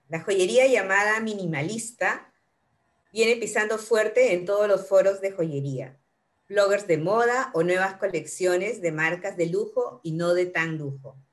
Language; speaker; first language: Spanish; native; Spanish